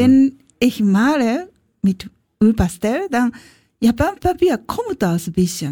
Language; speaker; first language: German; non-native, learner; Japanese